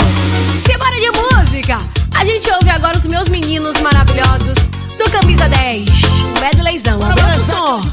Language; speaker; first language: Portuguese; native; Portuguese